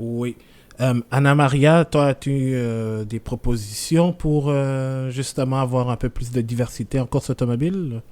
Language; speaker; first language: French; native; French